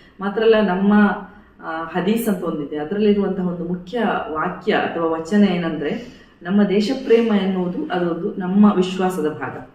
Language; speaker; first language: Kannada; non-native, local second language; Badaga